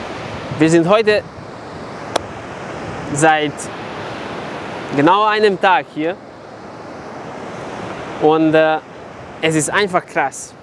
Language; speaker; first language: German; non-native, fluent; Serbian